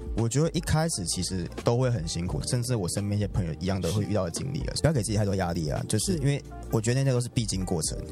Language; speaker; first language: Chinese; native; Chinese